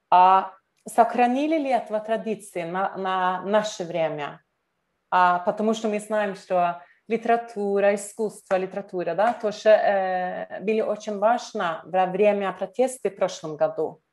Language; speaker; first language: Russian; non-native, learner; Norwegian